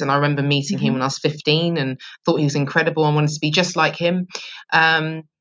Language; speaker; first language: English; native; English